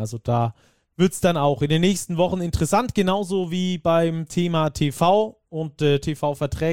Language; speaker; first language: German; native; German